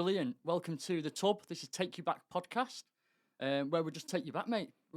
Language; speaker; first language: English; native; English